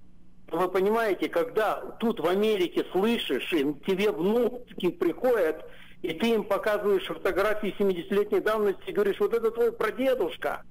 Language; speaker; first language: Russian; native; Russian